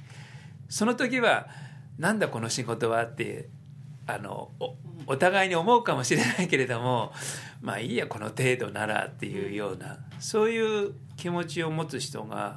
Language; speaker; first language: Japanese; native; Japanese